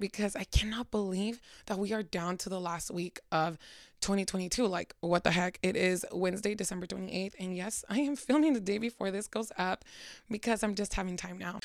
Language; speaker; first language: English; early bilingual, other home language; Spanish